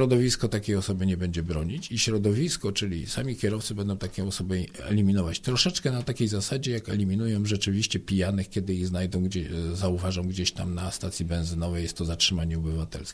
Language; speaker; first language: Polish; native; Polish